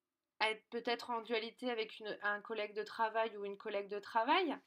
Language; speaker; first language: French; native; French